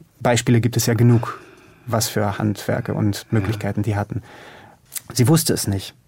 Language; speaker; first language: German; early bilingual, other home language; Hungarian